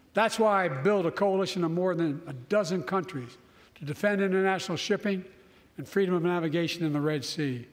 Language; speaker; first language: English; native; English